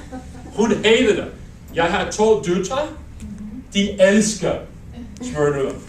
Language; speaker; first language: Danish; non-native, learner; English